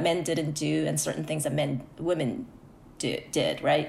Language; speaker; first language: English; early bilingual, other home language; Korean